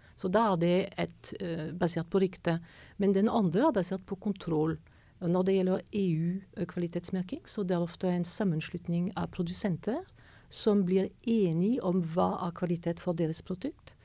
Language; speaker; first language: Norwegian; non-native, fluent; French